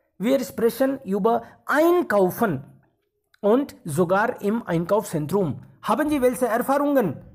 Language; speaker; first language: German; non-native, fluent; Hindi